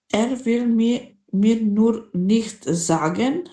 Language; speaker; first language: German; non-native, learner; Macedonian